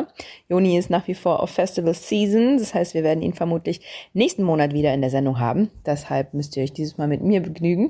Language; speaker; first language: German; native; German